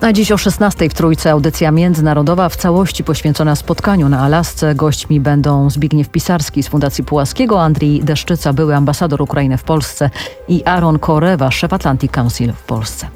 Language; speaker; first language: Polish; native; Polish